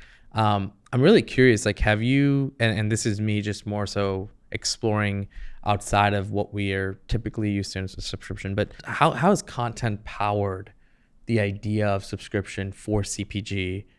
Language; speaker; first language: English; native; English